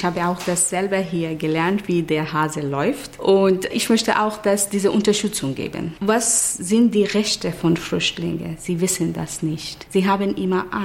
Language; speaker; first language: German; non-native, learner; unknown